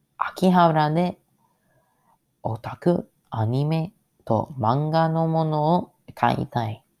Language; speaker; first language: Japanese; non-native, learner; English